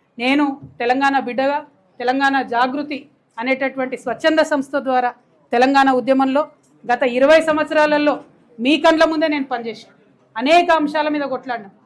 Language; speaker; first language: Telugu; native; Telugu